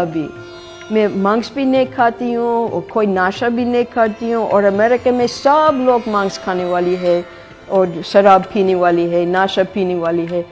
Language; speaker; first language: Hindi; non-native, fluent; English